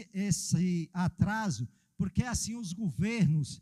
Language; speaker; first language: Portuguese; native; Portuguese